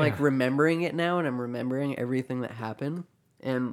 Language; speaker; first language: English; native; English